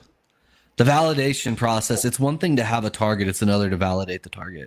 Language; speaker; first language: English; native; English